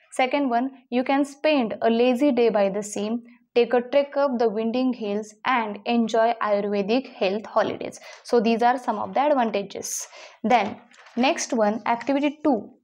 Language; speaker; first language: English; non-native, local second language; Marathi